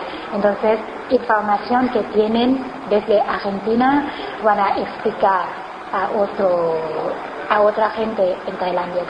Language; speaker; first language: Spanish; non-native, learner; Thai